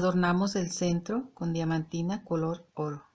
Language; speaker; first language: Spanish; native; Spanish